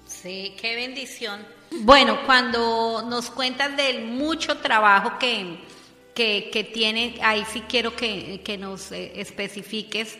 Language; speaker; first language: Spanish; native; Spanish